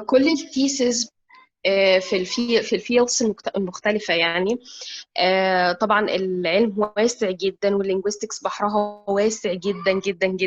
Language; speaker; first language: Arabic; native; Arabic